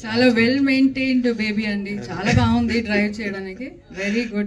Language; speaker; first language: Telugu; non-native, learner; Kannada